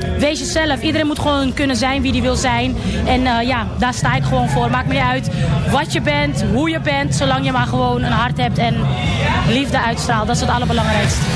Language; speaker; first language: Dutch; native; Dutch